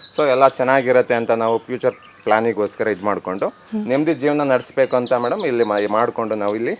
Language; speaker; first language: Kannada; native; Kannada